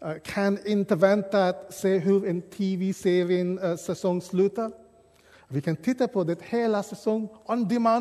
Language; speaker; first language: Swedish; non-native, fluent; English